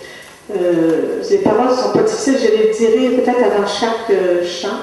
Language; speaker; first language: French; native; French